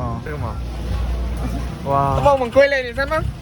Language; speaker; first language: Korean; non-native, learner; Khmer